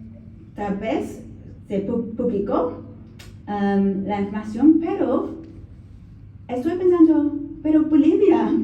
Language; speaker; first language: Spanish; non-native, learner; English